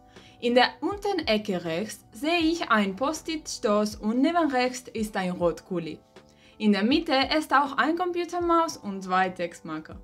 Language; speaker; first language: German; non-native, learner; Catalan